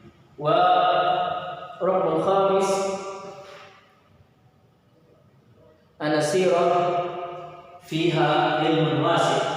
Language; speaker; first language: Arabic; non-native, fluent; Indonesian